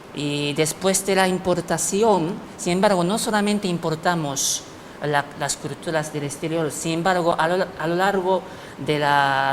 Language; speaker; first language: Spanish; non-native, fluent; Japanese